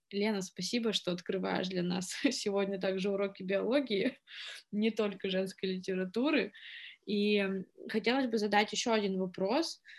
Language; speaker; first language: Russian; native; Russian